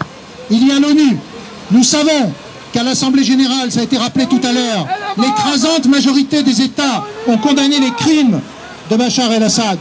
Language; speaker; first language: French; native; French